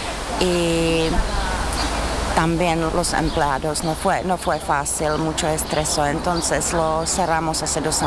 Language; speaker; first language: Spanish; non-native, fluent; Czech